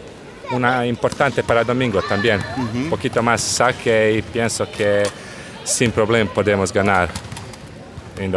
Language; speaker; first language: Spanish; non-native, learner; Croatian